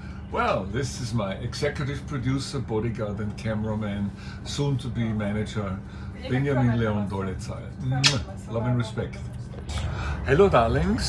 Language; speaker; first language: English; non-native, fluent; German